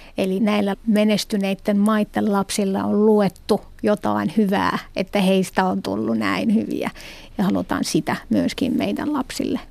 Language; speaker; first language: Finnish; non-native, fluent; Arabic